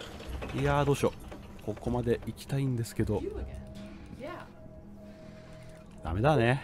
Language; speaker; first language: Japanese; native; Japanese